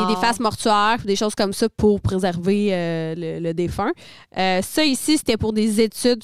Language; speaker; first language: French; native; French